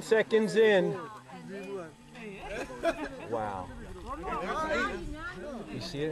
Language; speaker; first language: English; native; English